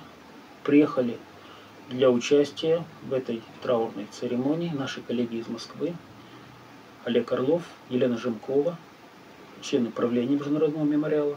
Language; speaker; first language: Russian; native; Russian